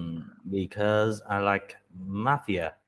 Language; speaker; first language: English; non-native, learner; Vietnamese